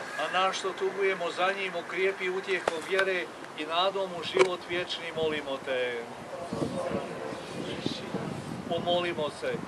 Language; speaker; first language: Croatian; native; Croatian